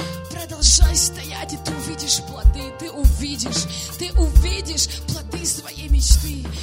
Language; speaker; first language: Russian; native; Russian